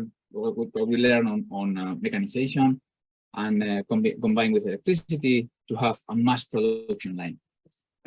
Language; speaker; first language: English; non-native, fluent; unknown